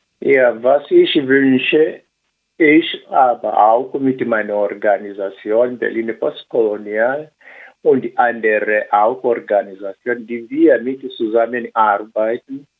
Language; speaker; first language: German; non-native, learner; Swahili